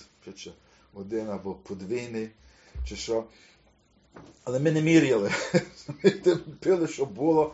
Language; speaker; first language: Ukrainian; early bilingual, heritage; Ukrainian